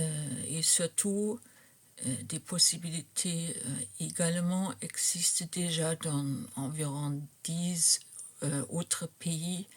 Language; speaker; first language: French; non-native, fluent; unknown